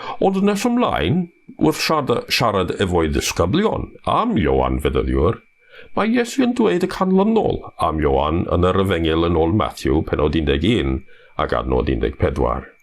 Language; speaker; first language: Welsh; non-native, fluent; English